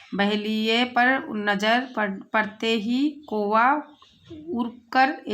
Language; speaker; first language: Hindi; non-native, local second language; Assamese